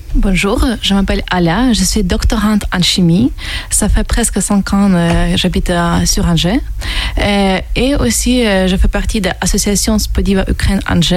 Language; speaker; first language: French; non-native, fluent; Ukrainian